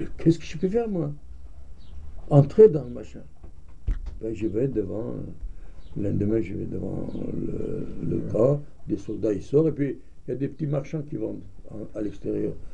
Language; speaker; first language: French; non-native, fluent; Armenian